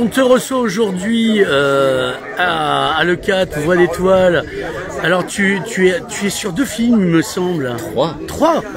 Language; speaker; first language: French; native; French